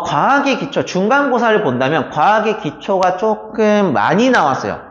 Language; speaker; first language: Korean; native; Korean